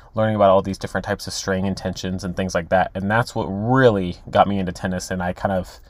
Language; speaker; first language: English; native; English